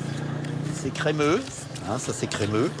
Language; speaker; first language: French; native; French